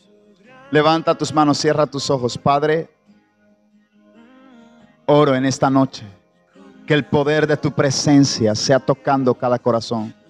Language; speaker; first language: Spanish; native; Spanish